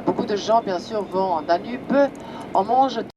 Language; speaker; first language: French; non-native, fluent; Serbian